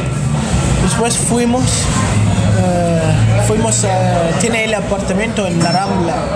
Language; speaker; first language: Spanish; non-native, learner; Arabic